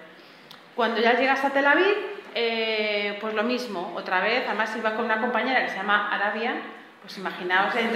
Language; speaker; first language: Spanish; native; Spanish